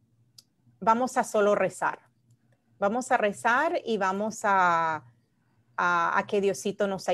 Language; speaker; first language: Spanish; early bilingual, heritage; Spanish